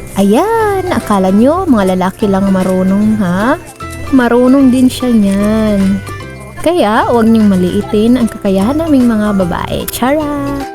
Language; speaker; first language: Filipino; non-native, local second language; Cebuano